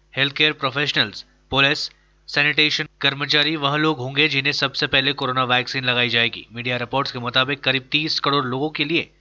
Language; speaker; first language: Hindi; native; Hindi